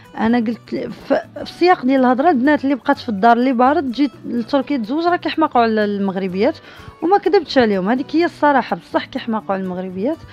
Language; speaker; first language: Arabic; native; Arabic